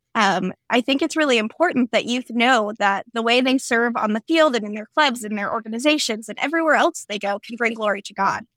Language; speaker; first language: English; native; English